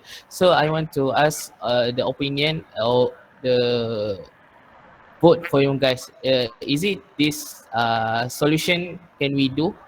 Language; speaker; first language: English; non-native, learner; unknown